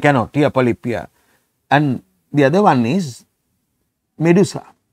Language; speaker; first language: English; non-native, local second language; Sinhala